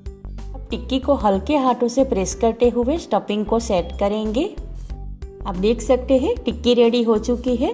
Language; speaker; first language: Hindi; non-native, local second language; Gujarati